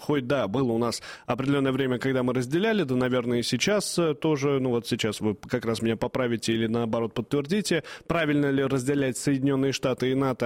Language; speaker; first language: Russian; native; Russian